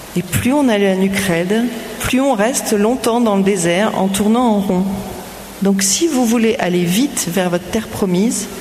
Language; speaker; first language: French; native; French